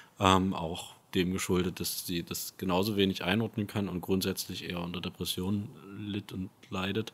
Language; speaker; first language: German; native; German